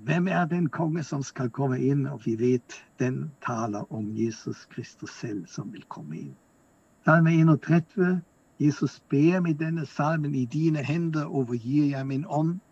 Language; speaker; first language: Norwegian; non-native, fluent; German